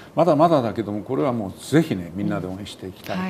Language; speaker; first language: Japanese; native; Japanese